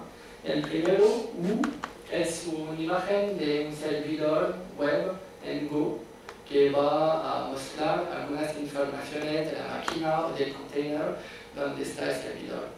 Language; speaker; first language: Spanish; non-native, fluent; French